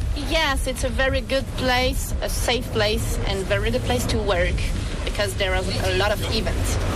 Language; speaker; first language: English; non-native, learner; French